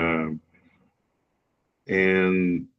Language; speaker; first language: English; non-native, learner; Portuguese